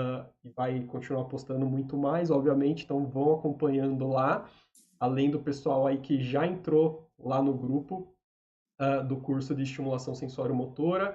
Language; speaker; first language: Portuguese; native; Portuguese